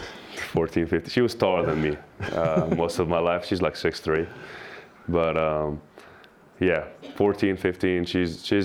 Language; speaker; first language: English; non-native, fluent; Arabic